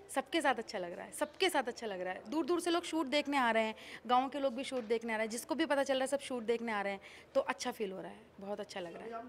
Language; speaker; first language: Hindi; native; Hindi